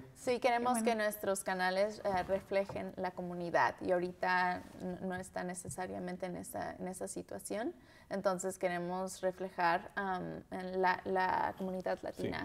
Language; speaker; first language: Spanish; early bilingual, heritage; Spanish